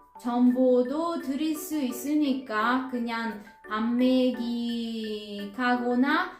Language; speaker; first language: Korean; non-native, fluent; Italian